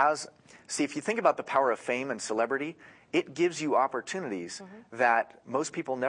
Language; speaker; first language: English; native; English